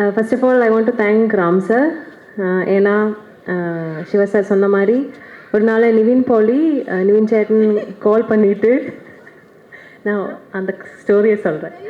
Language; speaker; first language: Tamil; non-native, learner; Malayalam